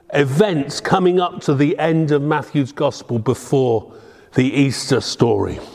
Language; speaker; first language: English; native; English